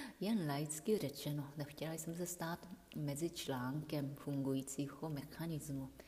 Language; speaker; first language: Czech; non-native, fluent; Japanese